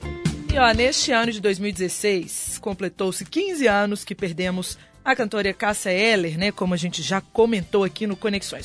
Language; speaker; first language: Portuguese; native; Portuguese